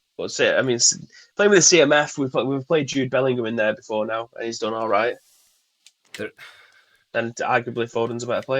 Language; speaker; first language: English; native; English